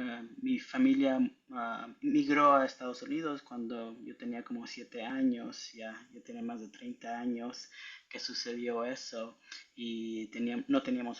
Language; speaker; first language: Spanish; early bilingual, heritage; Spanish